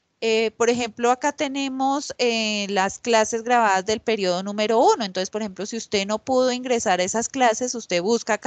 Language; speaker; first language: Spanish; native; Spanish